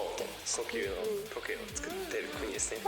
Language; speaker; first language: Japanese; non-native, fluent; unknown